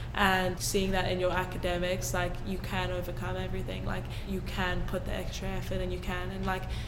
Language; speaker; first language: English; native; English